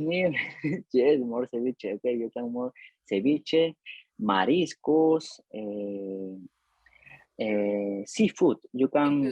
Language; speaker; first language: English; non-native, learner; Spanish